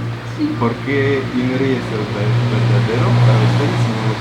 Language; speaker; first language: Spanish; non-native, fluent; French